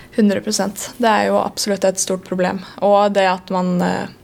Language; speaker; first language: Norwegian; native; Norwegian